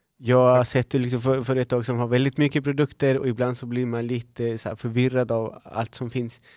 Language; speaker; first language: Swedish; non-native, fluent; Spanish